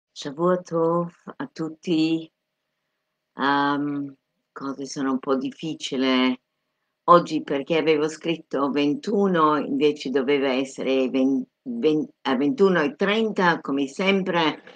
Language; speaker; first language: Italian; non-native, fluent; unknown